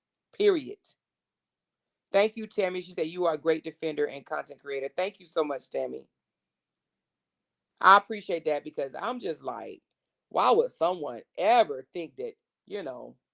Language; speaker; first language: English; native; English